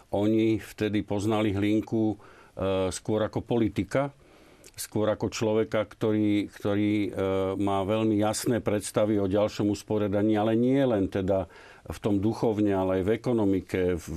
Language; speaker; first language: Slovak; native; Slovak